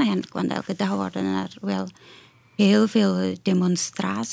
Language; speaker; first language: Dutch; non-native, fluent; Indonesian